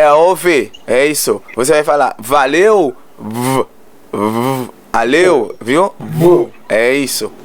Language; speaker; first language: Portuguese; non-native, learner; Haitian Creole